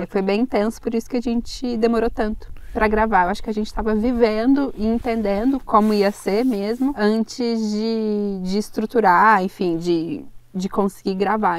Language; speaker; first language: Portuguese; native; Portuguese